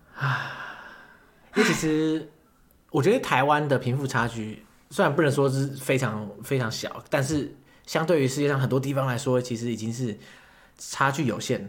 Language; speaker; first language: Chinese; native; Chinese